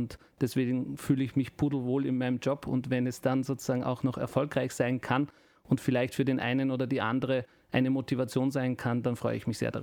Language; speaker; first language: German; early bilingual, other home language; Turkish